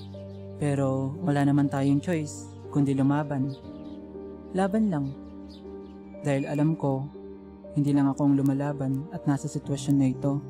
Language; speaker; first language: Filipino; native; Filipino